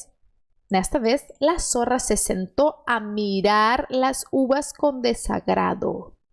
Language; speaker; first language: Spanish; non-native, fluent; Portuguese